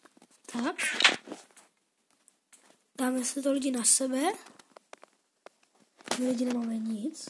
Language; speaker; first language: Czech; non-native, learner; Slovak